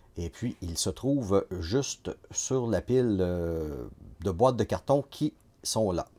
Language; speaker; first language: French; native; French